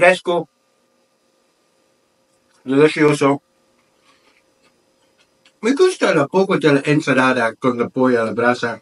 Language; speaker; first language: Spanish; non-native, learner; English